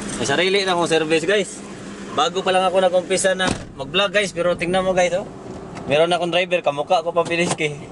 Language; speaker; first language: Filipino; non-native, local second language; Cebuano